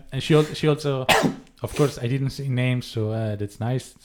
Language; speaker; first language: English; non-native, fluent; Italian